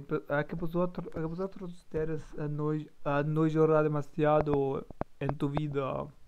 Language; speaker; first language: Spanish; non-native, learner; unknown